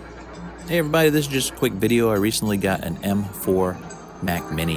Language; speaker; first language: English; native; English